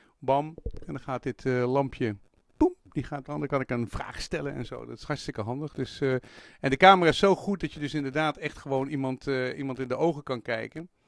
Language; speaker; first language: Dutch; native; Dutch